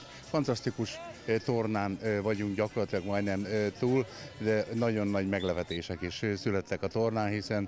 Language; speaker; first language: Hungarian; native; Hungarian